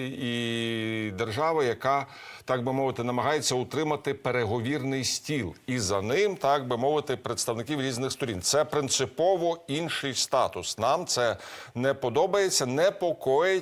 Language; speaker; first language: Ukrainian; native; Ukrainian